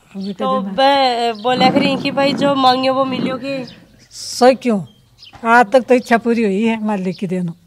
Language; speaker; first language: Hindi; native; Hindi